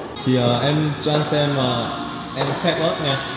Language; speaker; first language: Vietnamese; non-native, learner; Korean